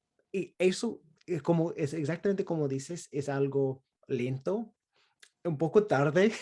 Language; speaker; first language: Spanish; non-native, fluent; English